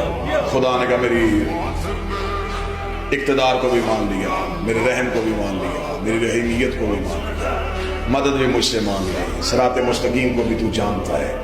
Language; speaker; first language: Urdu; native; Urdu